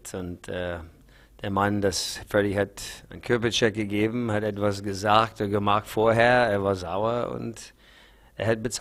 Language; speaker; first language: German; non-native, learner; English